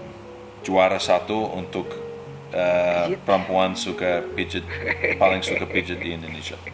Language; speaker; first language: Indonesian; non-native, learner; English